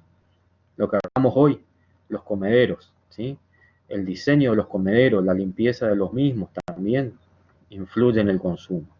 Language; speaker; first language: Spanish; native; Spanish